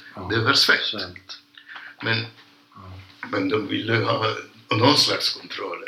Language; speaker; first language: Swedish; non-native, fluent; Polish